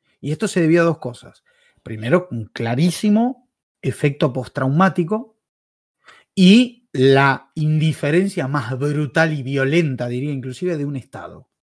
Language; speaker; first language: Spanish; native; Spanish